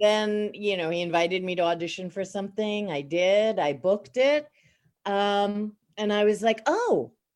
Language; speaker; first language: English; native; English